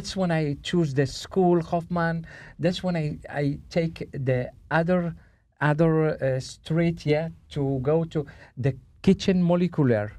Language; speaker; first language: English; non-native, learner; Spanish